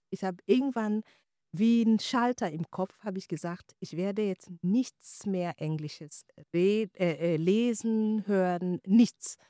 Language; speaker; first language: German; non-native, fluent; Swahili